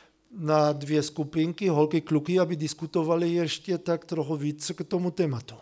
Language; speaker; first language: Czech; non-native, fluent; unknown